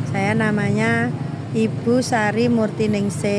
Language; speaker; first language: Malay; non-native, local second language; Javanese